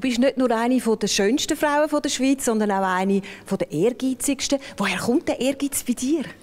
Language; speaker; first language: German; native; German